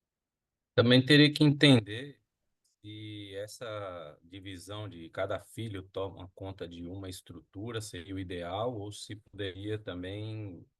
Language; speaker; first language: Portuguese; native; Portuguese